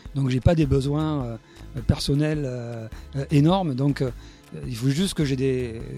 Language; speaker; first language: French; native; French